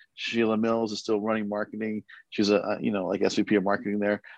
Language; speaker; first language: English; early bilingual, other home language; Korean